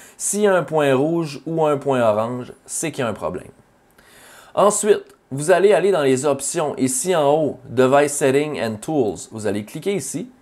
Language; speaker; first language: French; native; French